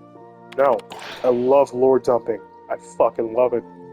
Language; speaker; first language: English; native; English